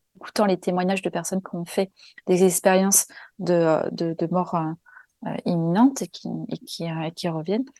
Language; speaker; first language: French; native; French